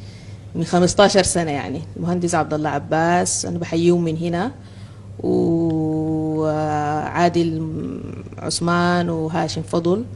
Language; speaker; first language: Arabic; native; Arabic